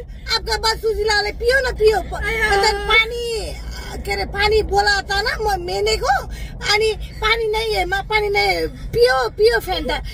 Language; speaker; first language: Hindi; non-native, learner; Nepali